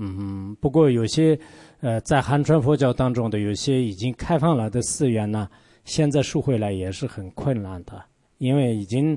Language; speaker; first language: Chinese; non-native, local second language; Tibetan